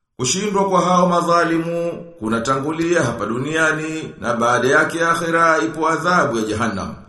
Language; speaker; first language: Swahili; native; Swahili